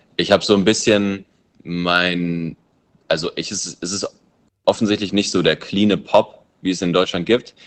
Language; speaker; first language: German; early bilingual, other home language; English